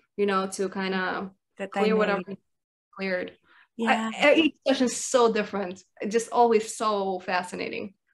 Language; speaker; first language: English; early bilingual, other home language; Russian